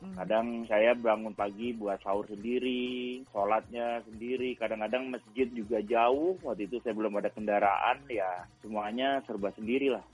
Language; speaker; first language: Indonesian; native; Indonesian